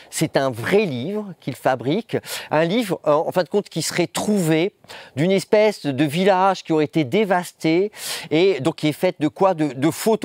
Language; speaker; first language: French; native; French